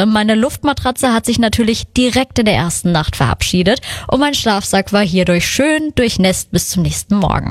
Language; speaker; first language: German; native; German